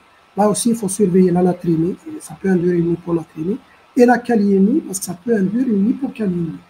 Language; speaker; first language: French; non-native, local second language; Arabic